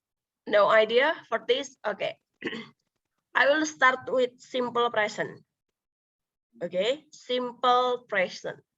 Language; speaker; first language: English; non-native, local second language; Indonesian